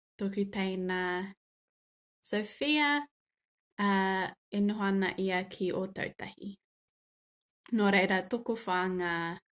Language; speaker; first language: Māori; non-native, local second language; English